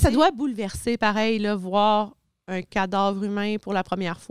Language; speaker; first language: French; native; French